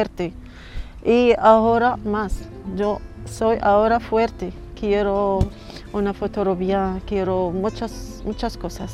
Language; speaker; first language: Spanish; non-native, learner; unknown